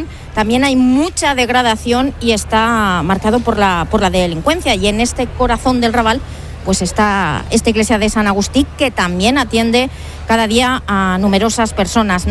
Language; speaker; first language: Spanish; native; Spanish